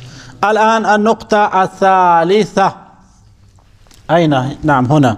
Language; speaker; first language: Arabic; non-native, fluent; Urdu